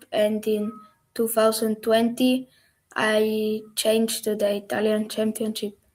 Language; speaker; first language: English; non-native, learner; German